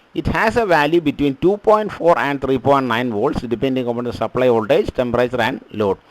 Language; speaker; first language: English; non-native, local second language; Malayalam